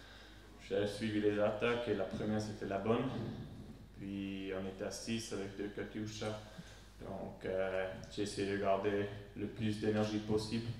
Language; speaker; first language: French; non-native, local second language; Swiss German